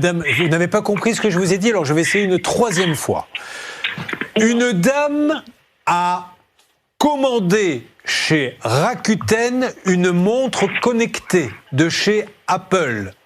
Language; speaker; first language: French; native; French